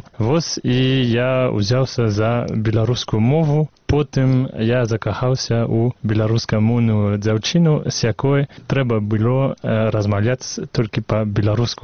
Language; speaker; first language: Belarusian; non-native, fluent; French